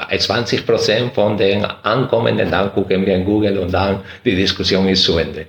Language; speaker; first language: German; non-native, fluent; Spanish